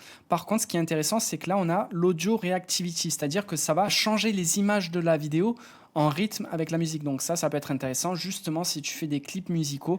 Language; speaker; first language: French; native; French